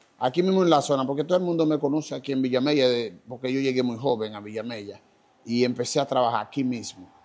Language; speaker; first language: Spanish; non-native, fluent; Haitian Creole